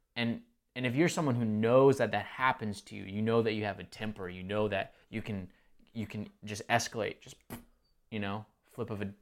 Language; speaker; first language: English; native; English